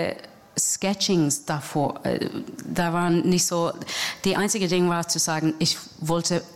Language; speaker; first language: German; non-native, learner; English